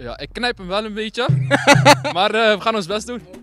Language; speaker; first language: Dutch; early bilingual, other home language; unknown